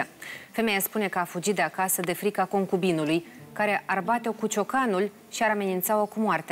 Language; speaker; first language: Romanian; native; Romanian